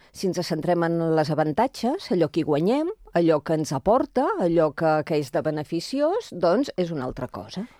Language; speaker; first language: Catalan; native; Catalan